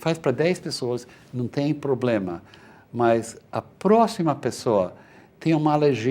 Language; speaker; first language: Portuguese; non-native, fluent; Spanish